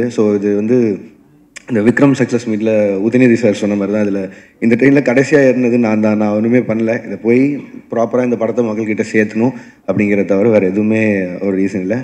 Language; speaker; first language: Tamil; native; Tamil